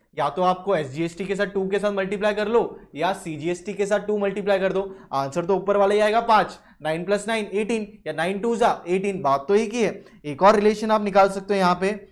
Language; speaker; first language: Hindi; native; Hindi